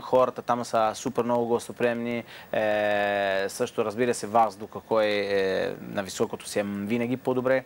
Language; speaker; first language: Bulgarian; non-native, fluent; Italian